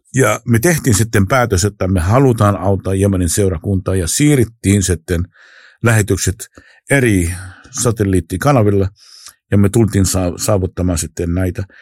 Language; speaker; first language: Finnish; non-native, fluent; Arabic